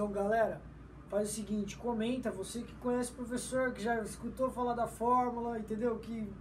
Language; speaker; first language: Portuguese; native; Portuguese